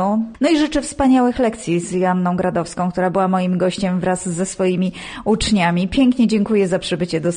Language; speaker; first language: Polish; native; Polish